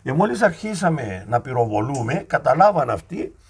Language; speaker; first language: Greek; native; Greek